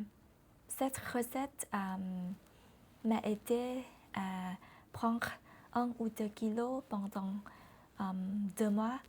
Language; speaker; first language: French; non-native, learner; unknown